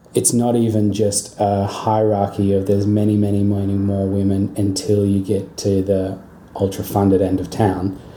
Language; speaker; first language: English; native; English